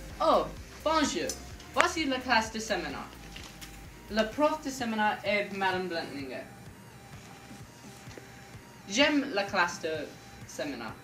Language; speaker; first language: French; non-native, learner; English